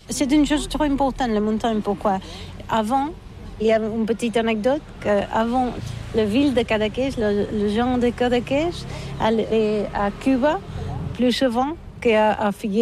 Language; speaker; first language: French; non-native, learner; Catalan